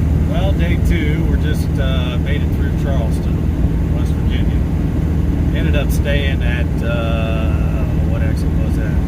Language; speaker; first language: English; native; English